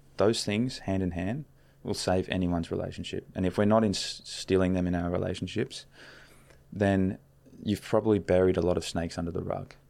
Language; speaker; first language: English; native; English